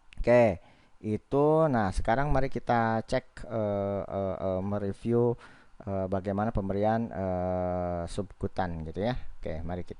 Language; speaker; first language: Indonesian; native; Indonesian